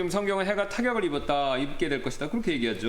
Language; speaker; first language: Korean; native; Korean